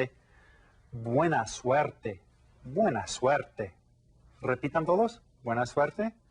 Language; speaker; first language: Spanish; non-native, fluent; English